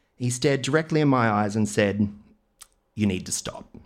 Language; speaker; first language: English; native; English